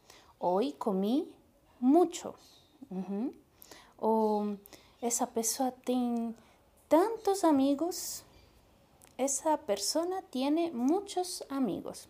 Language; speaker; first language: Spanish; non-native, fluent; Portuguese